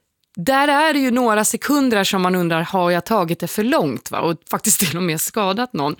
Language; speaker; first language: Swedish; native; Swedish